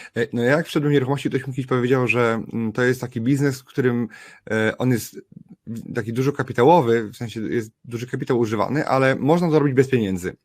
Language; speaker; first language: Polish; native; Polish